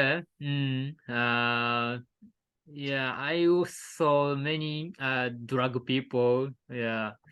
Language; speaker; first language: English; non-native, learner; Japanese